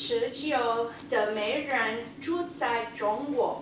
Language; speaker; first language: Chinese; non-native, learner; English